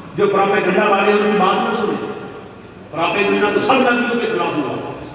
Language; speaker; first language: Urdu; non-native, local second language; Punjabi